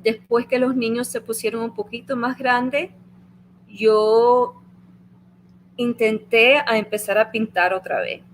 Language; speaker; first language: Spanish; early bilingual, heritage; Spanish